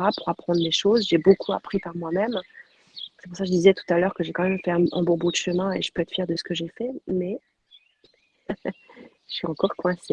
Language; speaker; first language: French; native; French